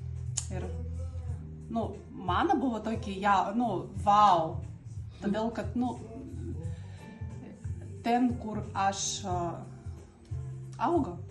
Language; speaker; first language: Lithuanian; non-native, learner; Russian